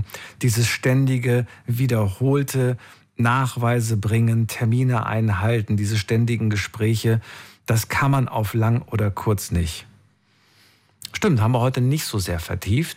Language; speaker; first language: German; native; German